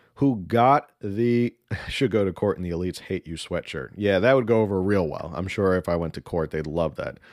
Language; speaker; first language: English; early bilingual, other home language; Spanish